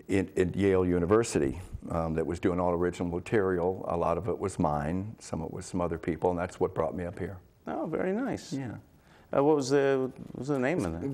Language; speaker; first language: English; native; English